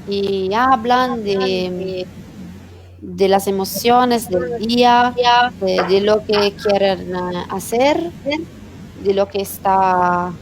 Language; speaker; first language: Spanish; non-native, learner; Italian